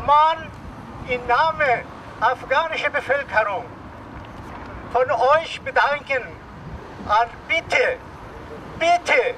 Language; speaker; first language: German; non-native, learner; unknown